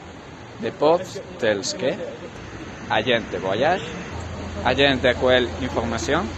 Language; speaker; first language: French; non-native, learner; Spanish